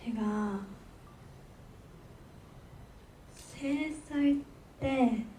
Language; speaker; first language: Korean; non-native, learner; Japanese